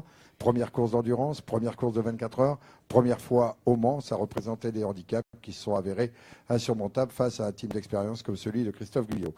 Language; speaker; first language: French; native; French